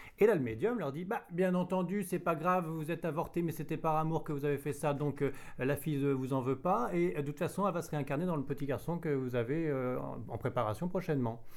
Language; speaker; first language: French; native; French